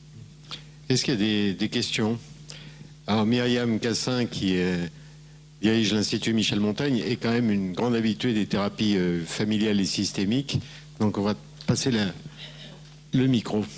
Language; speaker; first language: French; native; French